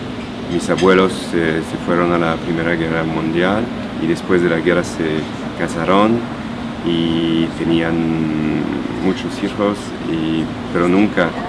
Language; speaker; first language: Spanish; non-native, fluent; French